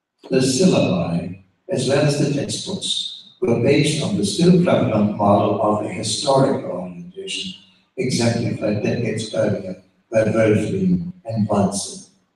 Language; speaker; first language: English; non-native, fluent; German